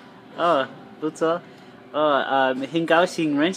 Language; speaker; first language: Chinese; non-native, learner; Spanish